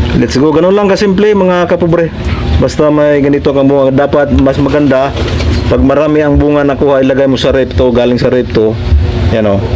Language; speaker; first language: Filipino; non-native, local second language; Cebuano